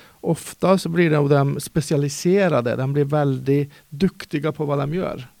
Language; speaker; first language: Swedish; native; Swedish